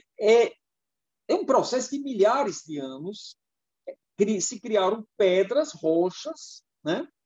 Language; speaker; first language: Portuguese; non-native, fluent; German